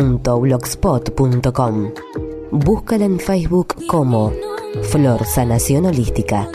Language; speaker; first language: Spanish; native; Spanish